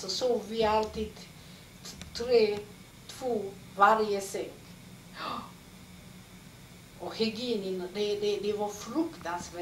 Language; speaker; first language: Swedish; non-native, fluent; Polish